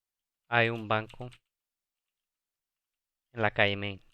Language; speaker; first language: Spanish; early bilingual, heritage; Spanish